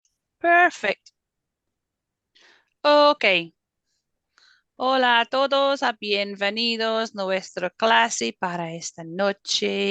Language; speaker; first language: Spanish; non-native, fluent; English